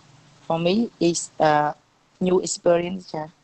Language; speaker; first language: English; non-native, learner; Khmer